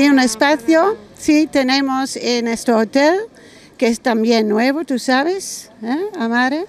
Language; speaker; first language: Spanish; non-native, learner; German